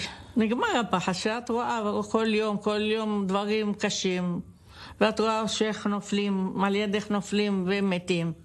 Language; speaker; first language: Hebrew; non-native, fluent; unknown